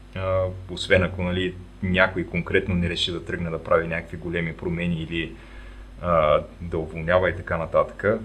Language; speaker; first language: Bulgarian; native; Bulgarian